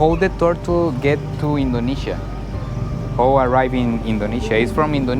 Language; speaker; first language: English; non-native, learner; Spanish